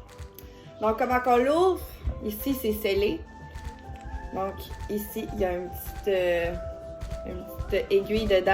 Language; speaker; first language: French; native; French